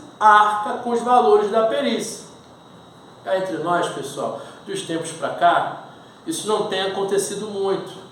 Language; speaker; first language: Portuguese; native; Portuguese